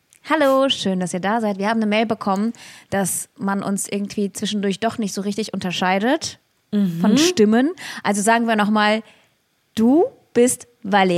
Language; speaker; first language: German; early bilingual, other home language; Russian